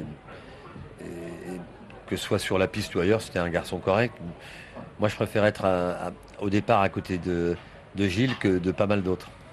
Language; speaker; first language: French; native; French